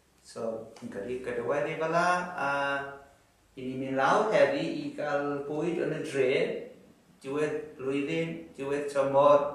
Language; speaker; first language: Welsh; native; Welsh